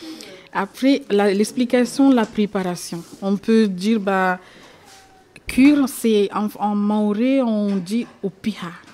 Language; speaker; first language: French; non-native, local second language; Comorian